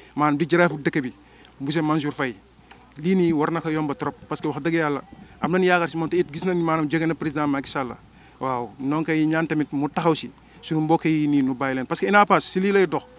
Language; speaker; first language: Wolof; native; Wolof